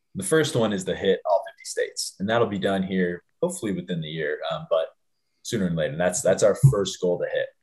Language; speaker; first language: English; native; English